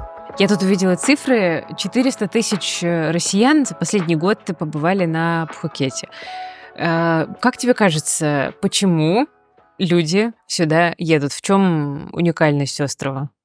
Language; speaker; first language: Russian; native; Russian